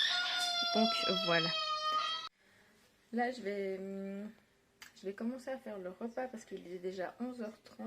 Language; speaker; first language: French; native; French